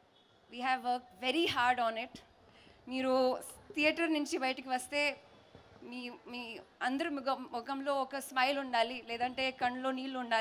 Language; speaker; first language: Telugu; non-native, local second language; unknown